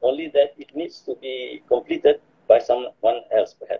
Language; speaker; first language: English; non-native, local second language; Malay